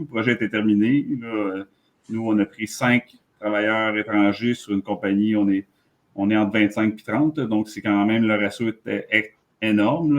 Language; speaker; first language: French; native; French